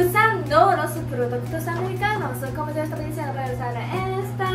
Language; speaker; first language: Spanish; non-native, learner; Japanese